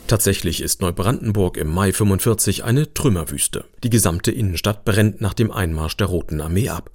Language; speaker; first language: German; native; German